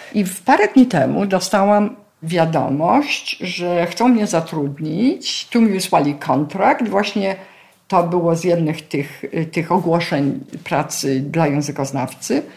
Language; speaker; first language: Polish; native; Polish